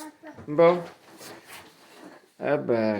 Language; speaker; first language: French; native; French